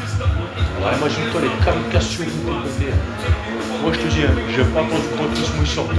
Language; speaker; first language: French; native; French